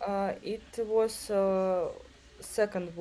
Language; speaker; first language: English; non-native, learner; Russian